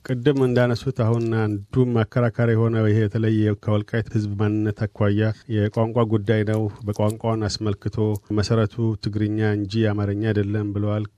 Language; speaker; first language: Amharic; native; Amharic